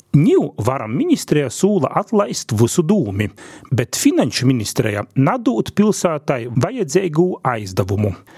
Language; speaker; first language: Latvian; native; Latvian